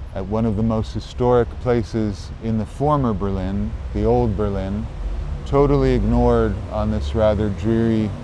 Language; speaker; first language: English; native; English